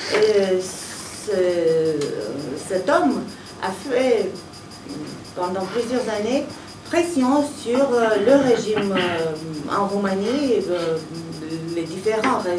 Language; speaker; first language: French; non-native, fluent; Romanian